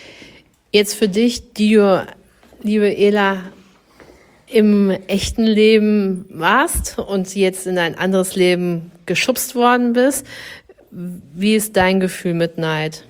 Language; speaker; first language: German; native; German